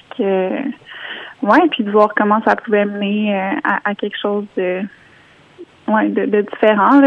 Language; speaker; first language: French; native; French